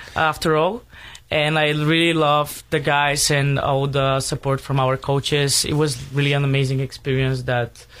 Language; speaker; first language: English; non-native, fluent; Bulgarian